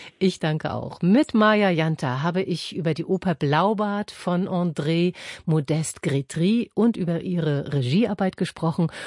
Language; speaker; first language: German; native; German